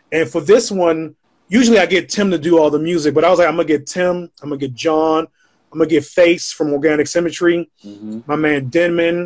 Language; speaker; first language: English; native; English